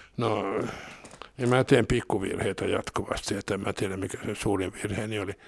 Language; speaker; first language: Finnish; non-native, local second language; Swedish